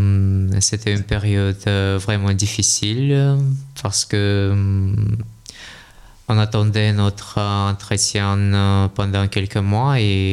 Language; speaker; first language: French; non-native, learner; Russian